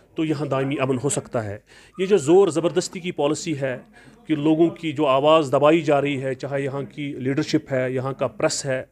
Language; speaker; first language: Urdu; non-native, local second language; Kashmiri